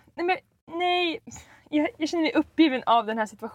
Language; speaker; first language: Swedish; native; Swedish